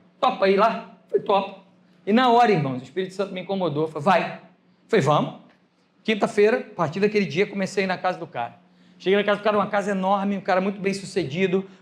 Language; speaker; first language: Portuguese; native; Portuguese